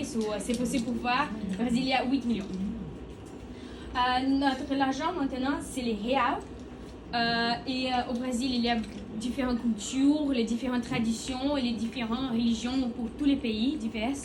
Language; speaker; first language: French; non-native, learner; Portuguese